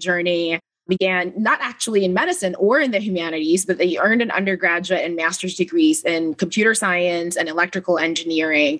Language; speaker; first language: English; non-native, local second language; Filipino